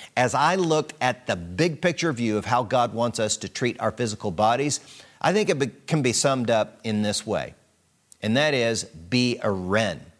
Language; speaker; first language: English; native; English